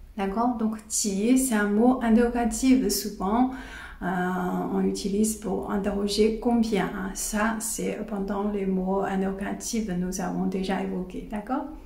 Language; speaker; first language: French; non-native, fluent; Chinese